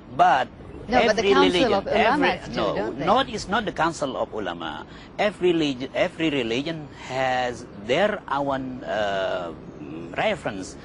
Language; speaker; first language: English; non-native, fluent; Indonesian